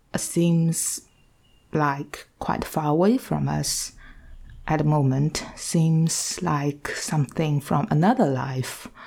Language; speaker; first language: English; non-native, fluent; Chinese